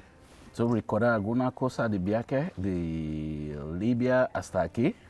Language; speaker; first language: Spanish; non-native, learner; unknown